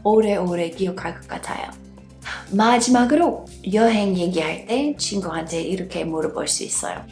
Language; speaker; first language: Korean; non-native, fluent; English